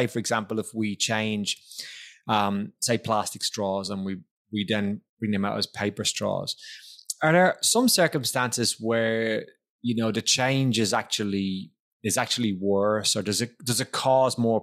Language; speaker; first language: English; native; English